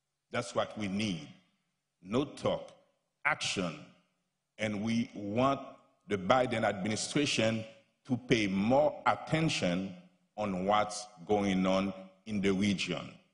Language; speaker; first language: English; non-native, fluent; Haitian Creole